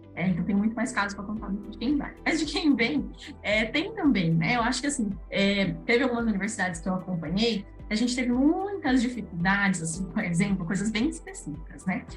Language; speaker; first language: Portuguese; native; Portuguese